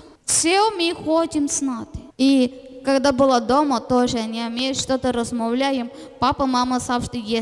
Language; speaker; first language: Ukrainian; non-native, learner; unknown